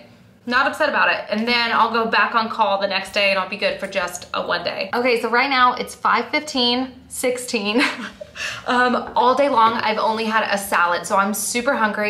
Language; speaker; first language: English; native; English